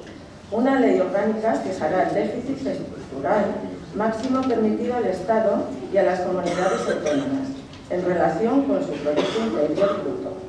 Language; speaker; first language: Spanish; native; Spanish